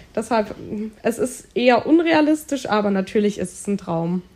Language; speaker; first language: German; native; German